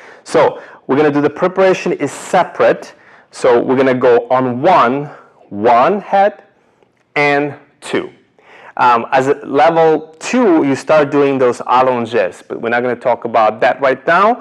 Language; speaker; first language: English; non-native, fluent; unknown